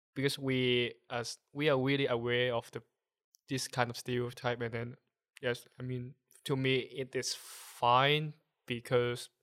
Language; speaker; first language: English; non-native, local second language; Cantonese